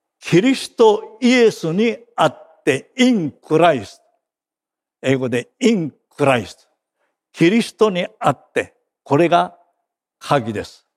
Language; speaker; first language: Japanese; native; Japanese